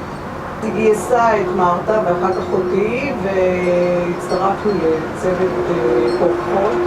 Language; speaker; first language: Hebrew; non-native, fluent; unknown